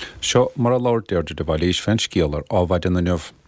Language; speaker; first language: Irish; native; Irish